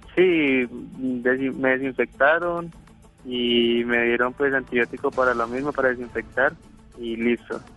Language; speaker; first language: Spanish; native; Spanish